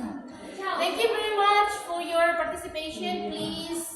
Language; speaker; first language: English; non-native, fluent; Indonesian